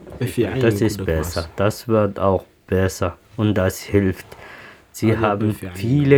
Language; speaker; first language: German; non-native, learner; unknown